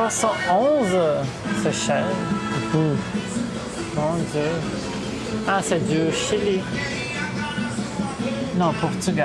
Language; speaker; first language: French; non-native, fluent; Portuguese